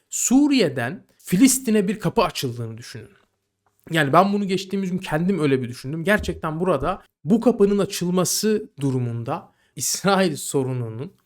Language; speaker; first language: Turkish; native; Turkish